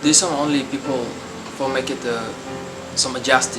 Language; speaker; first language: English; non-native, learner; Arabic